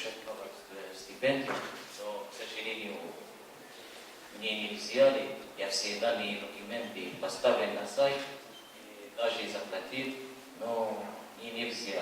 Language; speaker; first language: Russian; non-native, learner; Arabic